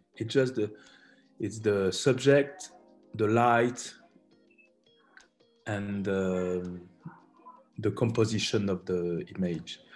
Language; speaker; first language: English; non-native, learner; French